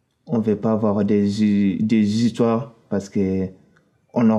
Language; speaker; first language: French; non-native, fluent; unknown